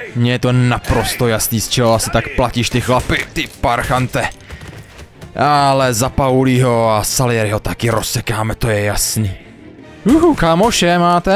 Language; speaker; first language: Czech; native; Czech